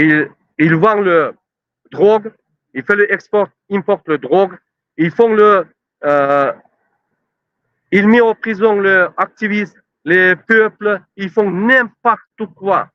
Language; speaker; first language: French; non-native, learner; Turkmen